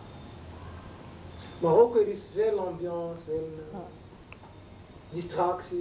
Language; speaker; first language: Dutch; non-native, learner; Arabic